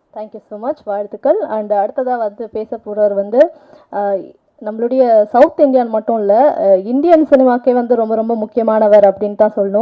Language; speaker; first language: Tamil; native; Tamil